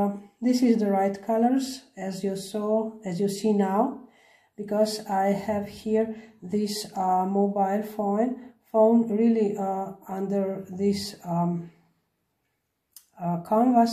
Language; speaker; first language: English; non-native, learner; Slovenian